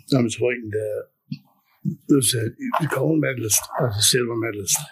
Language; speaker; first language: English; native; English